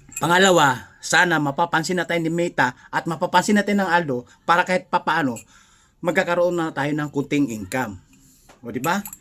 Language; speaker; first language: Filipino; non-native, local second language; Cebuano